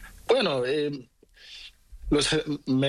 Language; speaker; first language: Spanish; non-native, learner; Portuguese